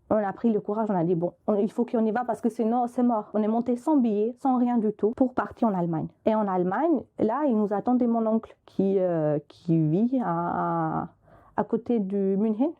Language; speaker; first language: French; non-native, fluent; Albanian